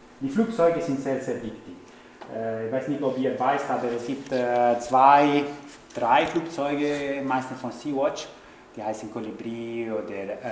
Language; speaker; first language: German; non-native, fluent; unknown